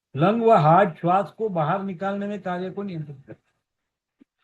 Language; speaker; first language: Hindi; non-native, local second language; Marathi